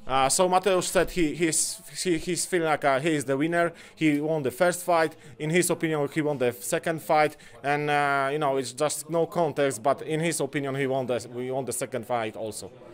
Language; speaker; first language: English; non-native, fluent; Polish